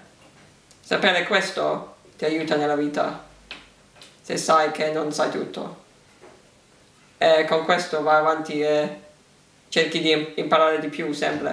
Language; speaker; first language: Italian; early bilingual, heritage; English